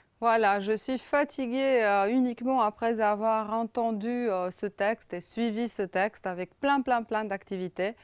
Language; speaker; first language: French; non-native, fluent; Romanian